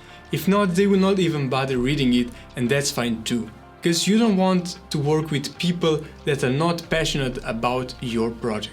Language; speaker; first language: English; non-native, fluent; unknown